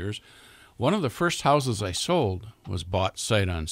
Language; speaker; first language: English; native; English